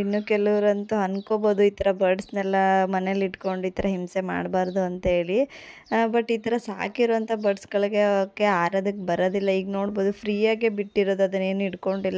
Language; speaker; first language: Kannada; native; Kannada